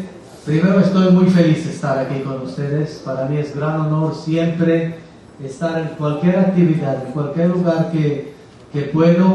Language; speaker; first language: Spanish; non-native, fluent; Hebrew